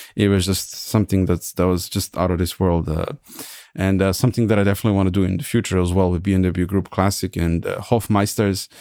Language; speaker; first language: English; non-native, fluent; Serbian